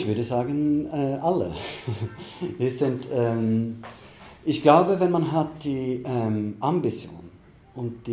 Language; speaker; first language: German; non-native, fluent; Norwegian